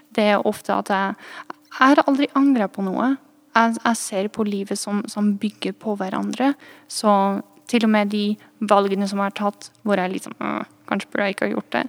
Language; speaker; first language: Norwegian; non-native, fluent; Dutch